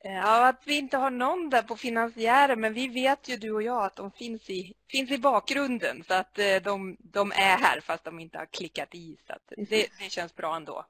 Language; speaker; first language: Swedish; native; Swedish